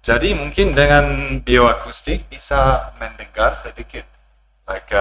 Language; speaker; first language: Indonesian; non-native, learner; English